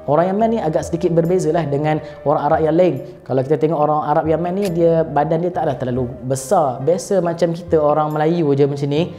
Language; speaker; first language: Malay; native; Malay